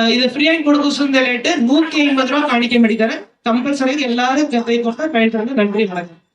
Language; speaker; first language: Tamil; non-native, local second language; Kannada